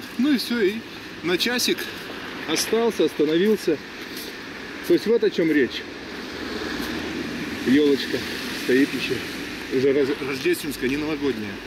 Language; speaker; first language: Russian; native; Russian